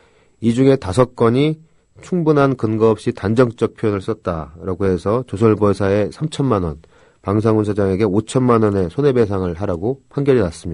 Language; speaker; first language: Korean; native; Korean